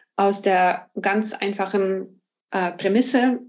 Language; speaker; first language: German; non-native, fluent; Ukrainian